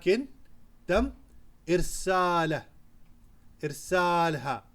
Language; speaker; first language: Arabic; non-native, fluent; Urdu